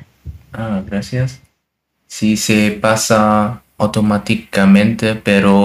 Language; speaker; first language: Spanish; non-native, learner; German